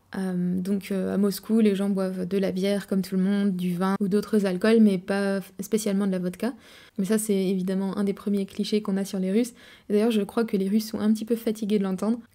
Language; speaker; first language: French; native; French